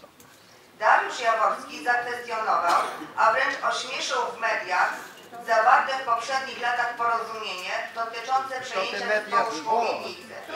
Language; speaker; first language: Polish; native; Polish